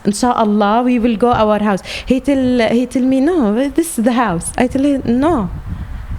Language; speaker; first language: English; non-native, learner; Arabic